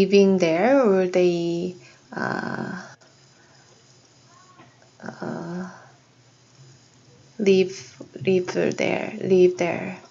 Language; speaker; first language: English; non-native, learner; Korean